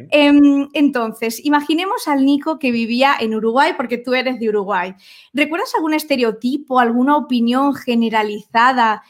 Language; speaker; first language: Spanish; native; Spanish